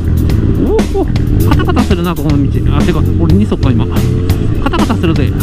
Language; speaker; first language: Japanese; native; Japanese